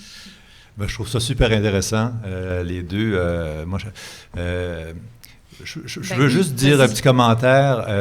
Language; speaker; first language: French; native; French